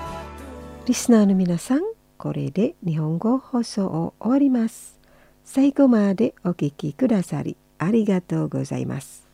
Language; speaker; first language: Japanese; non-native, fluent; Indonesian